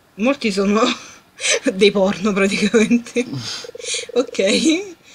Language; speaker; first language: Italian; native; Italian